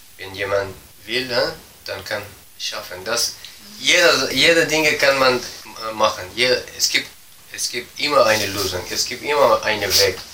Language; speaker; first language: German; non-native, learner; Persian